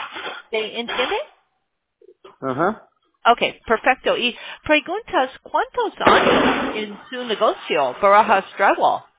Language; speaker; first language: Spanish; non-native, learner; English